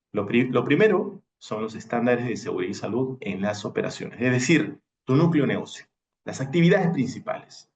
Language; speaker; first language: Spanish; native; Spanish